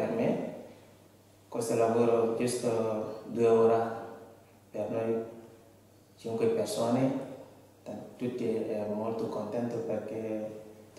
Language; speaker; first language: Italian; non-native, learner; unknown